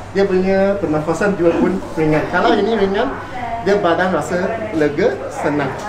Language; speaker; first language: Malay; non-native, local second language; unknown